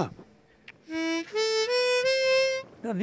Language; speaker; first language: Dutch; non-native, local second language; French